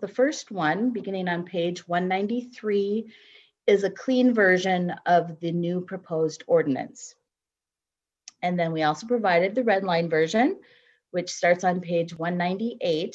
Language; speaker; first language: English; native; English